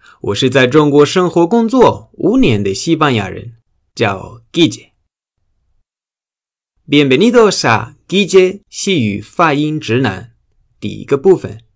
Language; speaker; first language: Chinese; non-native, fluent; Spanish